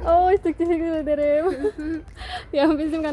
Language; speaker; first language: Turkish; non-native, fluent; Indonesian